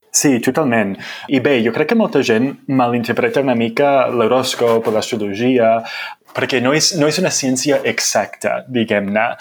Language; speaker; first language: Catalan; non-native, fluent; English